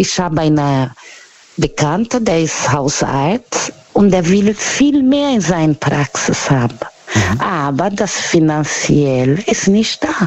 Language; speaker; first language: German; non-native, learner; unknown